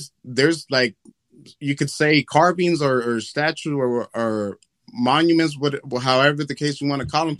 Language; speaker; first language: English; early bilingual, other home language; Spanish